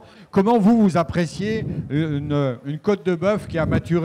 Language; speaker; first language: French; native; French